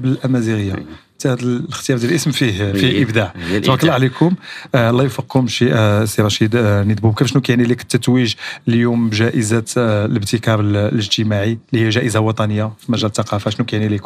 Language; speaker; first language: Arabic; native; Arabic